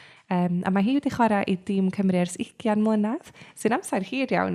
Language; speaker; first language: Welsh; native; Welsh